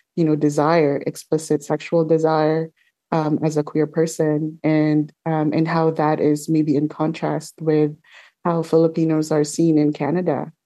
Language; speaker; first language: English; non-native, local second language; Filipino